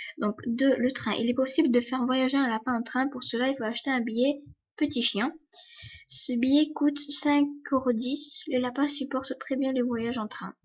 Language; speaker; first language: French; early bilingual, other home language; Polish